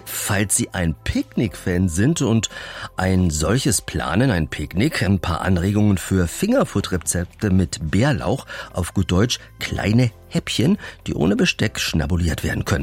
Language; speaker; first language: German; native; German